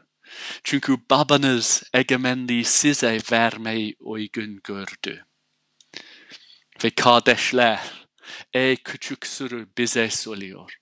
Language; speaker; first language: Turkish; non-native, fluent; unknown